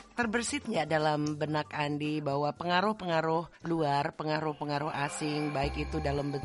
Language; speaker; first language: Indonesian; native; Indonesian